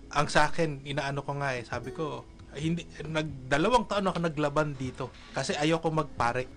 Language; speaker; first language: Filipino; native; Filipino